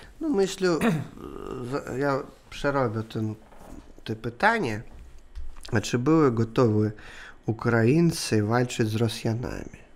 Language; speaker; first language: Polish; non-native, learner; Russian